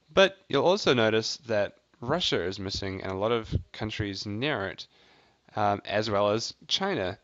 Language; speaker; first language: English; native; English